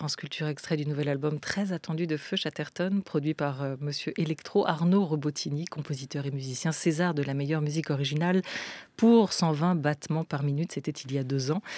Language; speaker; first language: French; native; French